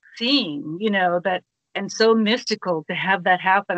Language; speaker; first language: English; native; English